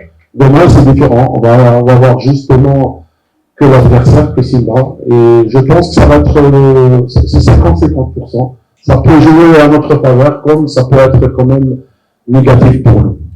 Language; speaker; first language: French; non-native, local second language; Arabic